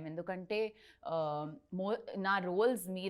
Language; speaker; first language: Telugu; non-native, learner; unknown